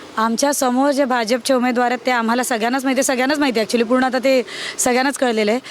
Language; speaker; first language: Marathi; native; Marathi